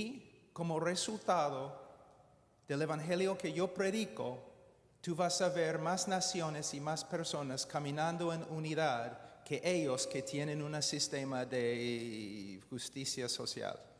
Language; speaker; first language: Spanish; non-native, fluent; English